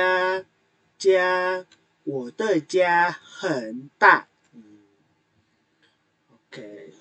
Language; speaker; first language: Chinese; non-native, fluent; Indonesian